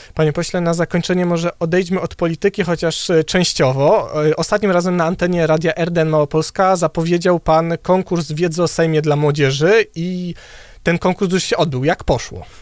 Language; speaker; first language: Polish; native; Polish